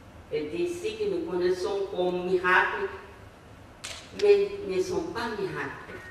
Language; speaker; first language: French; non-native, fluent; Portuguese